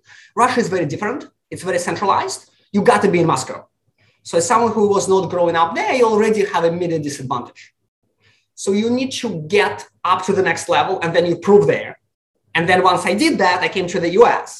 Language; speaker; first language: English; non-native, fluent; Russian